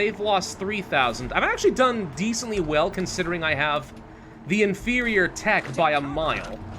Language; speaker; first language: English; native; English